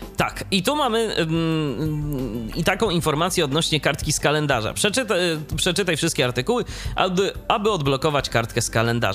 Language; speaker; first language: Polish; native; Polish